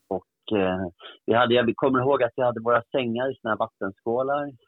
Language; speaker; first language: Swedish; early bilingual, other home language; Portuguese